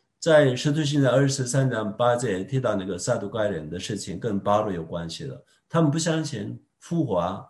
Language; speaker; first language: Chinese; non-native, fluent; Korean